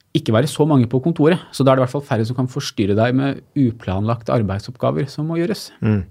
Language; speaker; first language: Norwegian; native; Norwegian